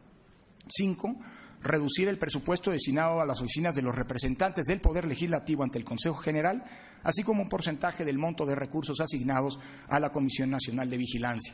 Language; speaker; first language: Spanish; native; Spanish